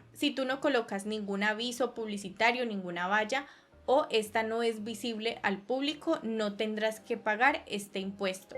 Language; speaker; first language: Spanish; native; Spanish